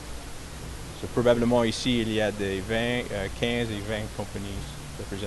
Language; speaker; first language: French; non-native, learner; English